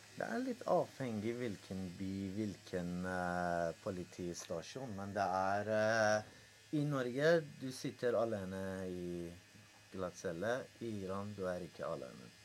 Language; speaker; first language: Norwegian; non-native, learner; Persian